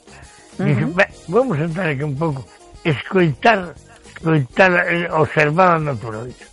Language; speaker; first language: Spanish; native; Spanish